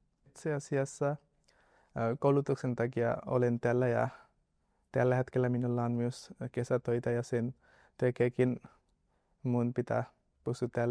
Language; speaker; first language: Finnish; non-native, learner; Nepali